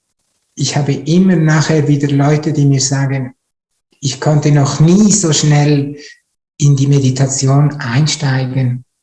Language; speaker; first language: German; non-native, fluent; Italian